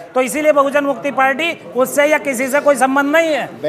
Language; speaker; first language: Hindi; native; Hindi